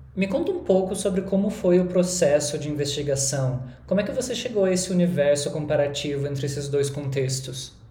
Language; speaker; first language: Portuguese; native; Portuguese